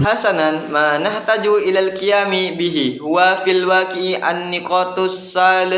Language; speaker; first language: Arabic; non-native, learner; Indonesian